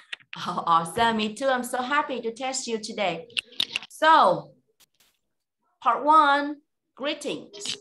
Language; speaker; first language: English; non-native, fluent; Vietnamese